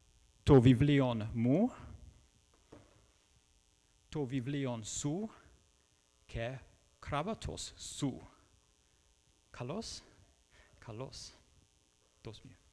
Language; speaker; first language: Greek; non-native, fluent; English